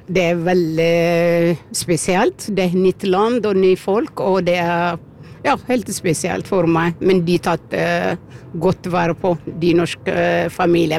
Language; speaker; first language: Norwegian; non-native, fluent; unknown